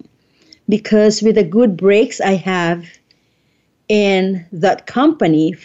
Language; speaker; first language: English; non-native, local second language; Filipino